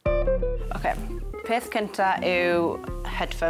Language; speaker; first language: Welsh; non-native, local second language; English